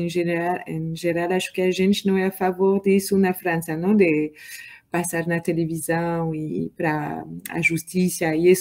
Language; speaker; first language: Portuguese; non-native, learner; French